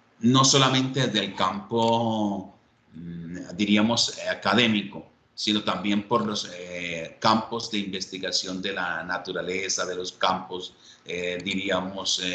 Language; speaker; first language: Spanish; native; Spanish